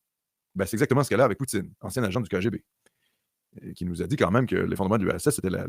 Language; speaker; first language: French; native; French